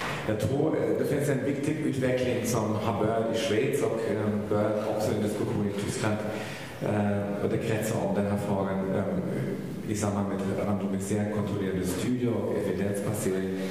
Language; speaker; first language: Swedish; non-native, fluent; German